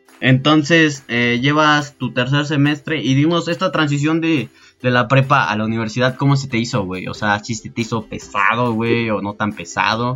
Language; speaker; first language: Spanish; native; Spanish